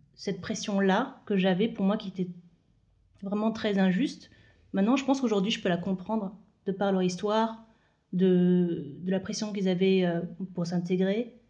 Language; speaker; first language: French; native; French